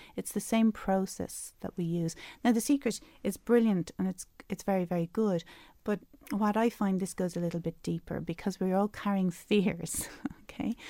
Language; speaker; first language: English; native; English